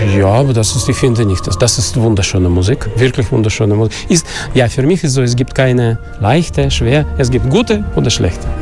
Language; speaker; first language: German; non-native, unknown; Russian